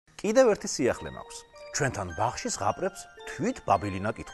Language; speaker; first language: Georgian; native; Georgian